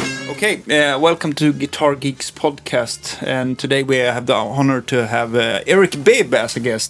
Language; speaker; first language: English; non-native, fluent; Swedish